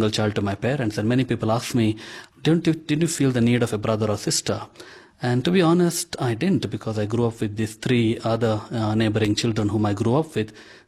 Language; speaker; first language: English; non-native, local second language; Konkani